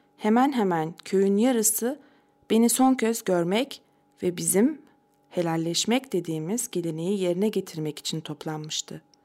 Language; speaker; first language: Turkish; native; Turkish